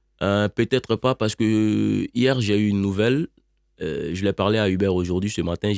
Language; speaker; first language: French; non-native, local second language; Bambara